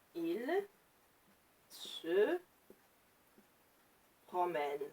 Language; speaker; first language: French; non-native, local second language; Arabic